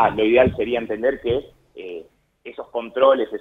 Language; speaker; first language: Spanish; native; Spanish